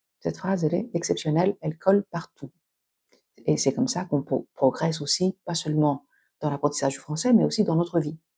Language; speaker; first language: French; native; French